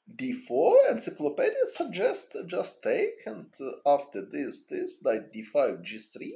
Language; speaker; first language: English; non-native, fluent; Ukrainian